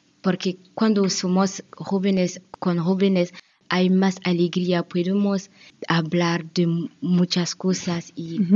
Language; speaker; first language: Spanish; non-native, learner; French